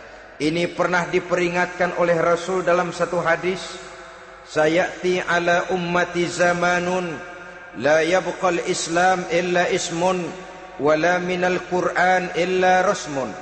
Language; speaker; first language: Indonesian; native; Indonesian